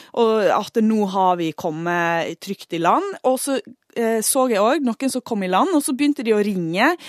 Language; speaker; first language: Norwegian; native; Norwegian